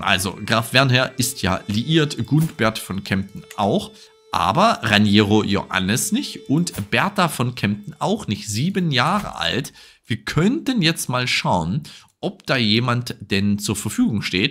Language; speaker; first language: German; native; German